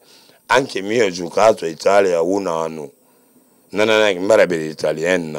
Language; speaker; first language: Italian; non-native, learner; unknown